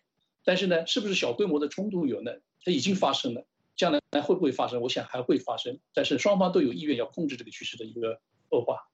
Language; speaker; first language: Chinese; native; Chinese